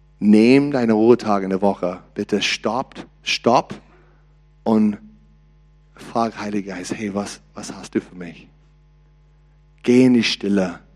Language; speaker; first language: German; non-native, learner; English